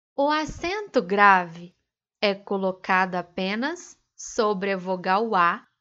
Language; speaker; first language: Portuguese; native; Portuguese